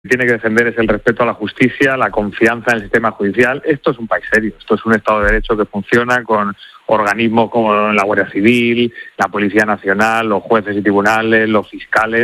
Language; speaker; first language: Spanish; native; Spanish